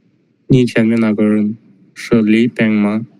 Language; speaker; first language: Chinese; non-native, learner; Kazakh